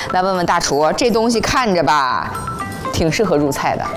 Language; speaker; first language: Chinese; native; Chinese